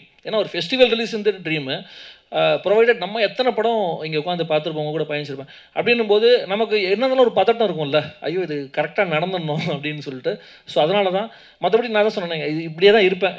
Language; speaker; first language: Tamil; native; Tamil